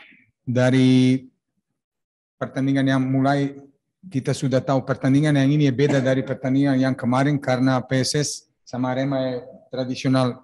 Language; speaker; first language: Indonesian; non-native, fluent; Serbian